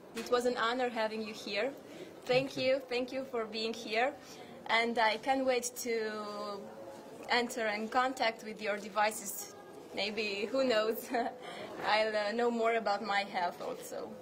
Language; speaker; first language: English; non-native, fluent; Romanian